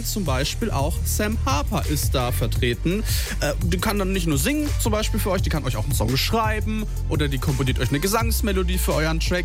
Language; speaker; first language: German; native; German